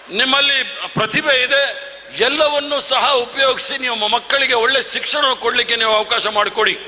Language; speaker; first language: Kannada; non-native, local second language; Tulu